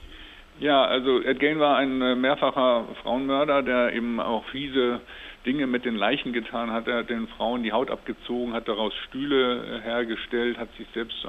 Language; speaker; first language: German; native; German